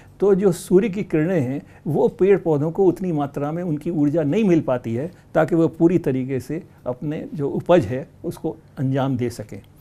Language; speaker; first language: Hindi; native; Hindi